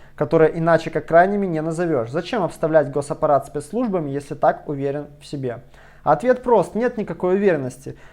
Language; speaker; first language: Russian; native; Russian